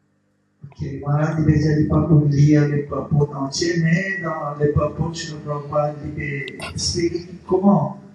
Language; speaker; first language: French; non-native, local second language; Morisyen